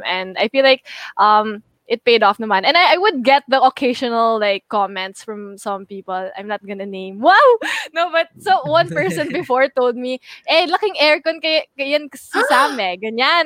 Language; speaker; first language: English; native; English